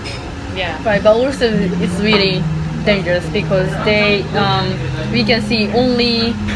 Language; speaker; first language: English; non-native, learner; Japanese